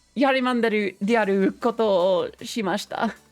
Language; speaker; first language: Japanese; non-native, learner; English